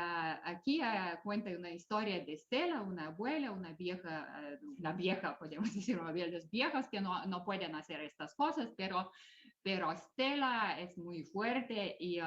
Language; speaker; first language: Spanish; non-native, fluent; Lithuanian